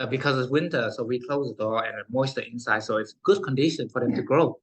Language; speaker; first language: English; non-native, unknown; Vietnamese